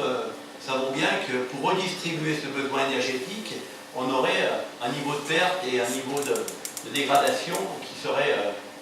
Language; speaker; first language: French; native; French